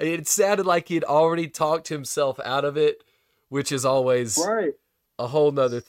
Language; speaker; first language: English; native; English